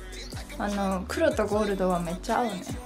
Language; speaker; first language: Japanese; native; Japanese